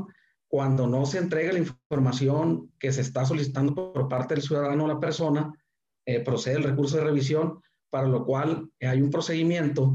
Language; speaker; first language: Spanish; native; Spanish